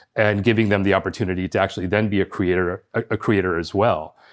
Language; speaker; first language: English; early bilingual, other home language; Spanish